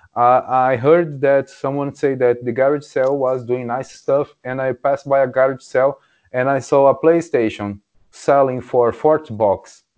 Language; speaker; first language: English; non-native, fluent; Portuguese